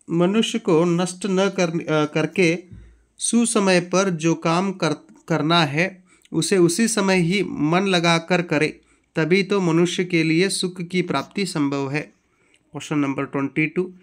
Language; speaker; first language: Hindi; non-native, local second language; Kannada